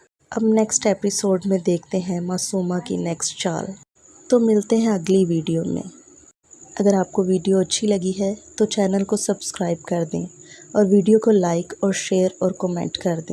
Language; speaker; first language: Urdu; native; Urdu